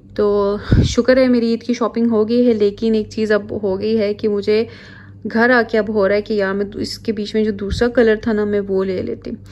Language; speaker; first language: Urdu; non-native, local second language; Punjabi